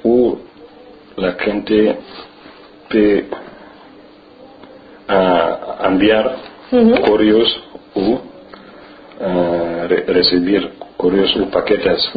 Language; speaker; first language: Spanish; non-native, learner; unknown